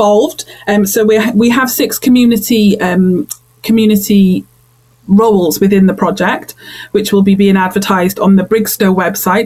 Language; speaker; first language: English; native; English